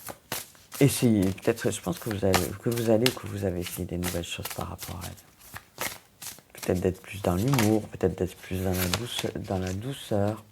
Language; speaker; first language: French; native; French